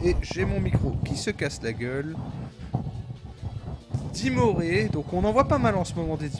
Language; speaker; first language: French; native; French